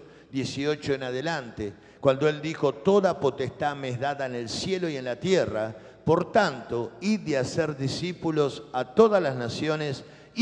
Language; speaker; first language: Spanish; native; Spanish